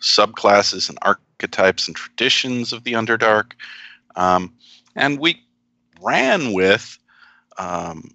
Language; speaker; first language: English; native; English